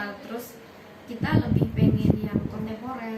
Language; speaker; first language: Indonesian; native; Indonesian